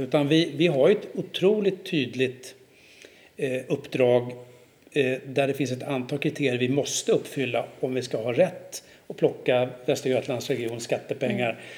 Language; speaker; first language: Swedish; native; Swedish